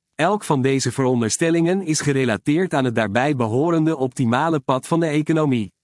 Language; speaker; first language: Dutch; native; Dutch